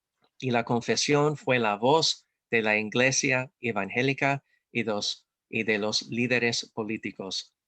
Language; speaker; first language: Spanish; non-native, fluent; English